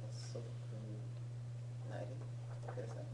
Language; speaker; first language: Japanese; non-native, learner; English